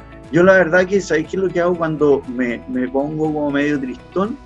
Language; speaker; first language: Spanish; native; Spanish